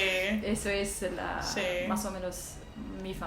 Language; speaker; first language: Spanish; non-native, local second language; Arabic